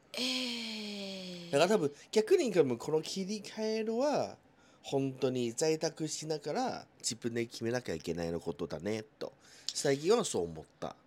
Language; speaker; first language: Japanese; non-native, fluent; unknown